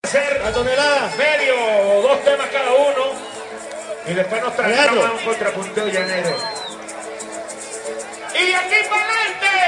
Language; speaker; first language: Spanish; native; Spanish